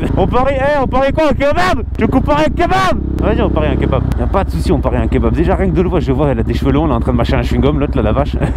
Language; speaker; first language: French; native; French